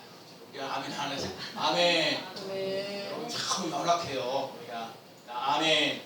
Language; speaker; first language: Korean; native; Korean